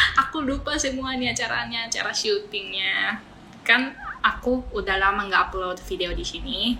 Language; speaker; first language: Indonesian; non-native, fluent; Japanese